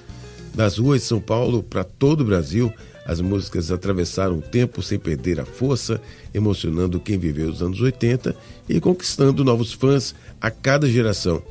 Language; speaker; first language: Portuguese; native; Portuguese